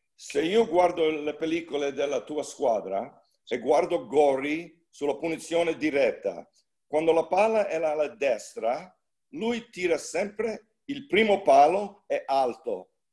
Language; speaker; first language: Italian; non-native, learner; English